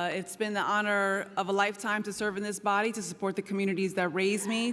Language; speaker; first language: English; native; English